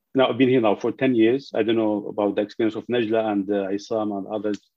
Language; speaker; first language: English; non-native, fluent; Arabic